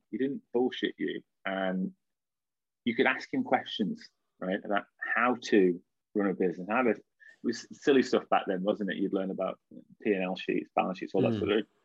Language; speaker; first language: English; native; English